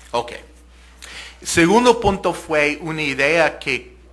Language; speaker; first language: Spanish; non-native, fluent; English